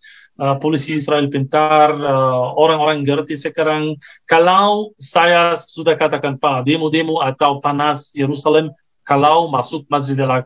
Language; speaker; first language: Indonesian; non-native, fluent; Arabic